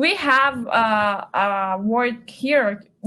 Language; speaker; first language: English; non-native, learner; Portuguese